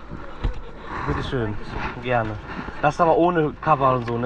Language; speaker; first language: German; non-native, learner; Turkish